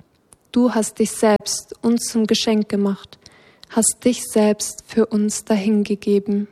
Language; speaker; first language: German; native; German